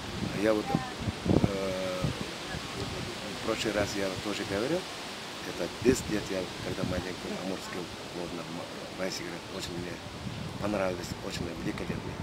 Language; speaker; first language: Russian; non-native, learner; Mongolian